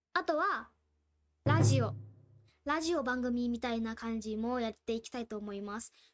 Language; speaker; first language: Japanese; non-native, fluent; Burmese